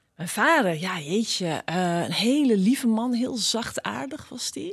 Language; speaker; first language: Dutch; native; Dutch